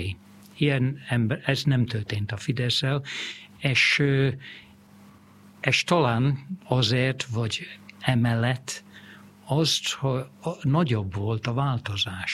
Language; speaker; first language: Hungarian; non-native, fluent; English